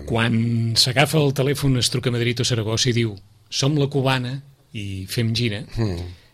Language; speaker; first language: Catalan; native; Catalan